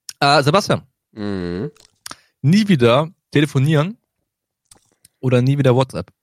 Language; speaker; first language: German; native; German